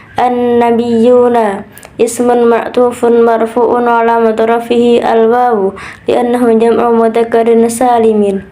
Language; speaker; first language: Arabic; non-native, learner; Indonesian